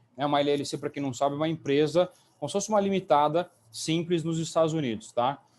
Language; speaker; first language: Portuguese; native; Portuguese